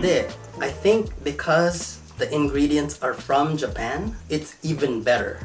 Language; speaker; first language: English; non-native, local second language; Filipino